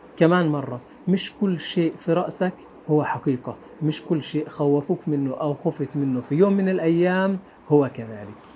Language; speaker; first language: Arabic; native; Arabic